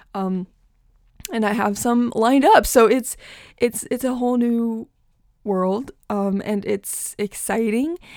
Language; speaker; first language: English; early bilingual, other home language; Portuguese